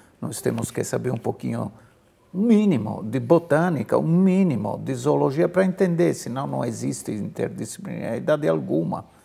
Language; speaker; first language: Portuguese; non-native, fluent; Italian